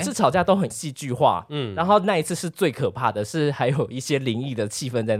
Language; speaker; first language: Chinese; native; Chinese